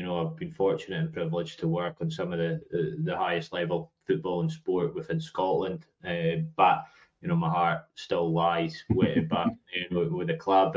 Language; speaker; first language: English; native; English